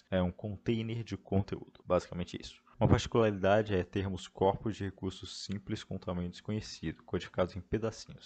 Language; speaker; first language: Portuguese; native; Portuguese